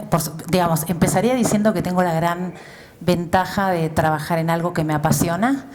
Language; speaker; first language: Spanish; native; Spanish